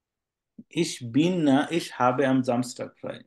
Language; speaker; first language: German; non-native, fluent; Bangla